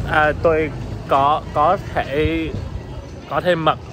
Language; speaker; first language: Vietnamese; non-native, learner; English